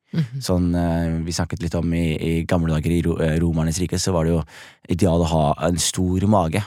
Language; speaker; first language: Norwegian; early bilingual, other home language; Somali